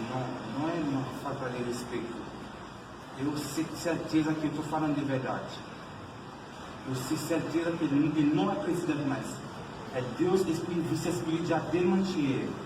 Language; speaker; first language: Portuguese; non-native, learner; Haitian Creole